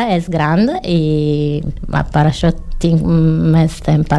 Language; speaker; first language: Catalan; non-native, learner; Italian